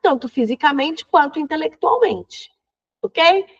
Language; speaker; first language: Italian; non-native, fluent; Portuguese